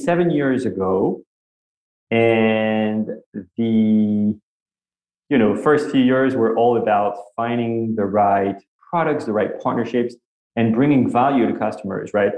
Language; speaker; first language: English; non-native, fluent; French